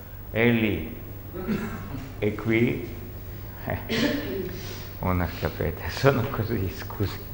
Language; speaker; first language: Italian; non-native, learner; Russian